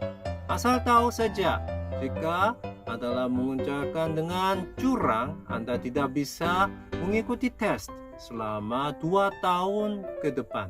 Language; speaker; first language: Indonesian; non-native, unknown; Korean